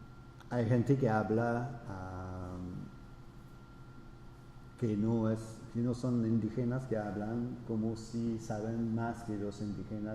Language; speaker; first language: Spanish; non-native, fluent; French